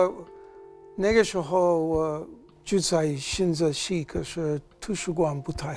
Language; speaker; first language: Chinese; non-native, learner; English